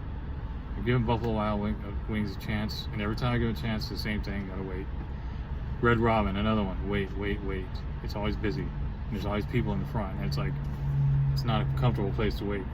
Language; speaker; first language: English; native; English